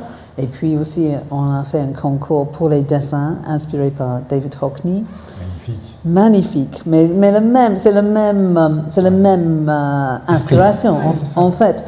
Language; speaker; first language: French; non-native, fluent; English